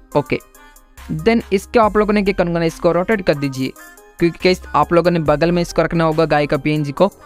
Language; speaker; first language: Hindi; non-native, local second language; Odia